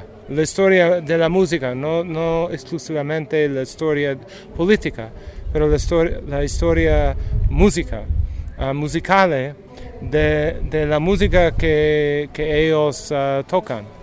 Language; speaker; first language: Spanish; non-native, learner; English